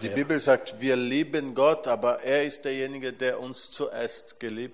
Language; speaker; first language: German; non-native, fluent; Portuguese